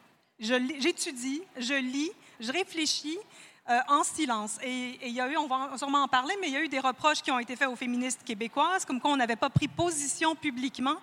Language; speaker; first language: French; native; French